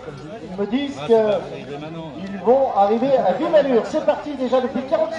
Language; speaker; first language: French; native; French